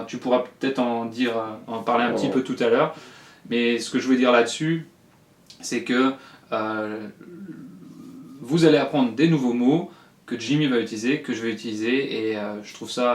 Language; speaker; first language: French; native; French